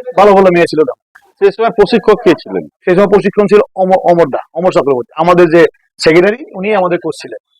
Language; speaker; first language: Bangla; native; Bangla